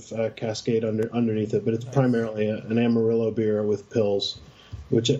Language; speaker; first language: English; native; English